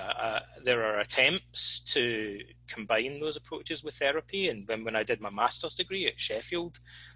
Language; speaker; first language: English; native; English